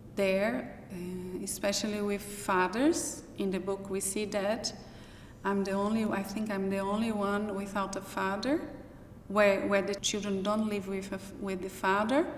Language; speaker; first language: English; non-native, fluent; Portuguese